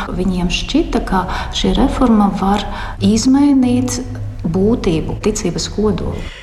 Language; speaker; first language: Latvian; non-native, local second language; Russian